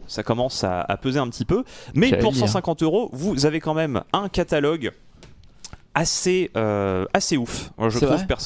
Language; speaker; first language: French; native; French